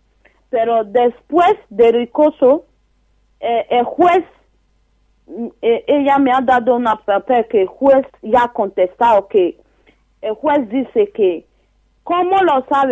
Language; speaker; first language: Spanish; non-native, learner; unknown